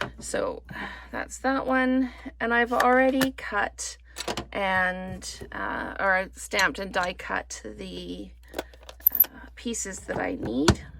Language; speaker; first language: English; native; English